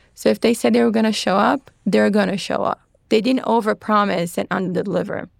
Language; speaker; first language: English; non-native, fluent; Portuguese